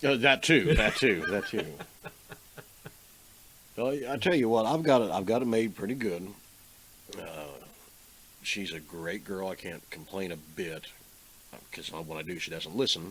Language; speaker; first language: English; native; English